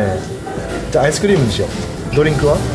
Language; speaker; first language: Japanese; non-native, learner; Chinese